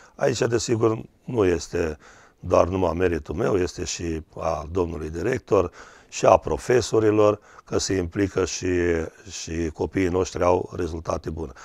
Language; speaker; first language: Romanian; native; Romanian